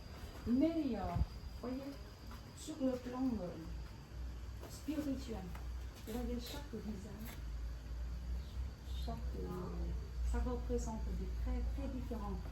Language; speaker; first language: French; non-native, fluent; Vietnamese